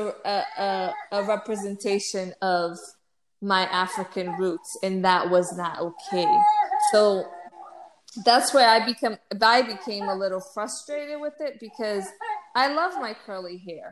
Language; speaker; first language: English; native; English